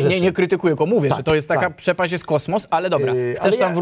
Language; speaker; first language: Polish; native; Polish